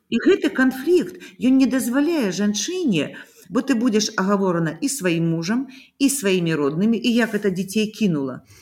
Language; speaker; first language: Belarusian; native; Belarusian